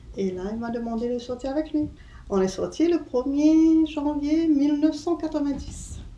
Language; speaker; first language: French; non-native, fluent; English